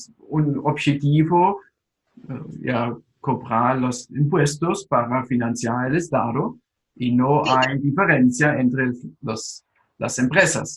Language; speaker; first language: Spanish; non-native, fluent; German